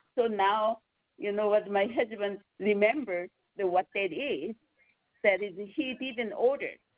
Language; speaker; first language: English; non-native, learner; Korean